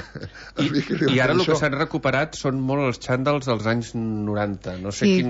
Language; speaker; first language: Catalan; native; Catalan